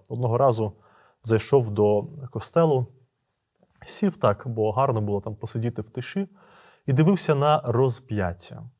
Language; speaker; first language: Ukrainian; native; Ukrainian